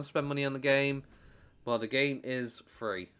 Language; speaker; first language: English; native; English